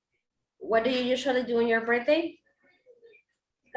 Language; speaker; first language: English; non-native, fluent; Spanish